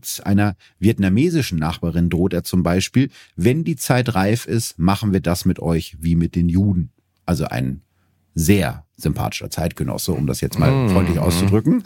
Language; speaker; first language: German; native; German